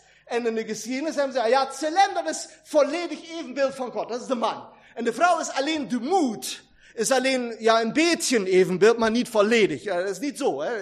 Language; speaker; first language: Dutch; non-native, learner; German